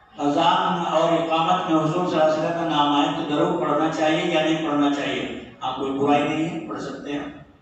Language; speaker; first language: Urdu; native; Urdu